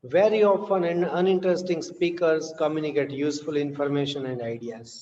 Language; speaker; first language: English; non-native, local second language; Gujarati